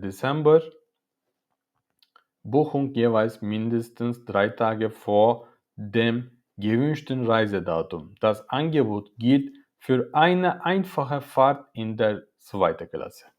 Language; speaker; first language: German; non-native, learner; Turkish